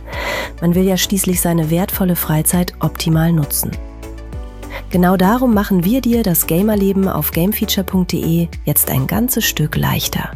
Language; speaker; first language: German; native; German